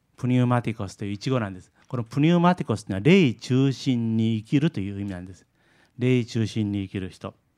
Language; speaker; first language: Japanese; early bilingual, heritage; Japanese